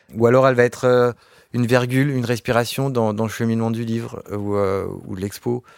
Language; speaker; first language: French; native; French